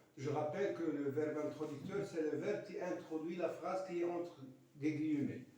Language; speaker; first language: French; non-native, local second language; Arabic